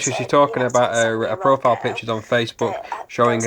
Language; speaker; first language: English; native; English